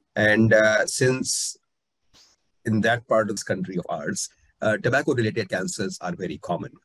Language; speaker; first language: English; non-native, local second language; Hindi